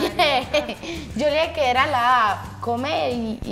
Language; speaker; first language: Spanish; native; Spanish